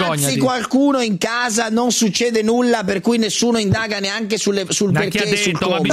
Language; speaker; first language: Italian; native; Italian